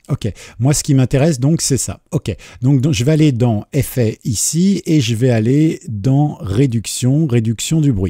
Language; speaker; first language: French; native; French